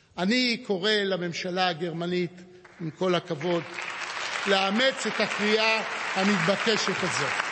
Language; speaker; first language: Hebrew; native; Hebrew